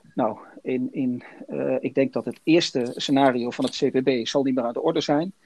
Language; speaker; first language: Dutch; native; Dutch